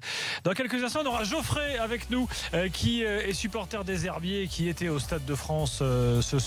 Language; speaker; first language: French; native; French